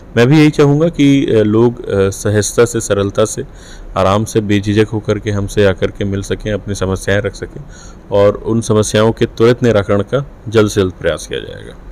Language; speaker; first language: Hindi; native; Hindi